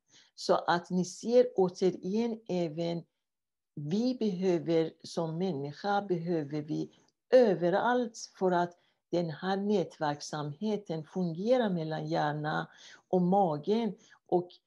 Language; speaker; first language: Swedish; non-native, fluent; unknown